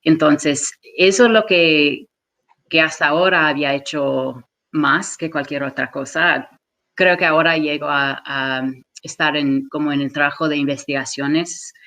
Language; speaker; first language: Spanish; non-native, fluent; English